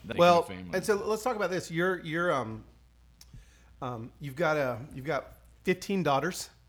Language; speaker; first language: English; early bilingual, other home language; Spanish